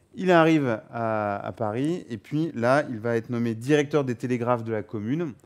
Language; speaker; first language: French; native; French